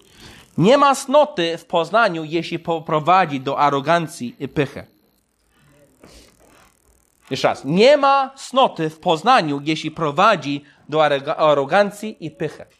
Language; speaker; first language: Polish; non-native, fluent; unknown